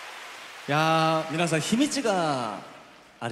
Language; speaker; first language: Japanese; non-native, fluent; Korean